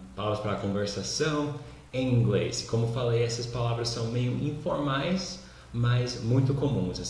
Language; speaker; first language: Portuguese; non-native, fluent; English